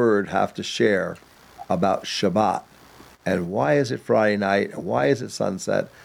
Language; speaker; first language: English; native; English